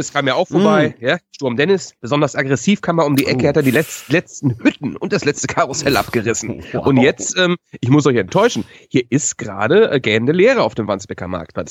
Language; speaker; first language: German; native; German